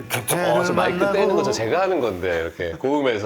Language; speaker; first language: Korean; native; Korean